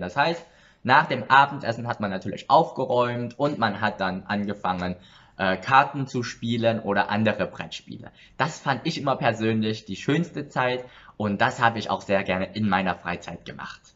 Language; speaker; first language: German; early bilingual, other home language; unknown